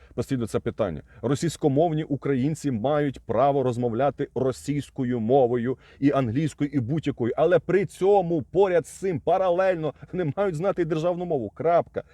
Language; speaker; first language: Ukrainian; non-native, local second language; Russian